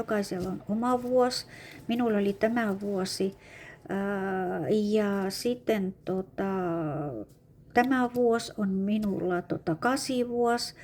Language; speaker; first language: Finnish; non-native, fluent; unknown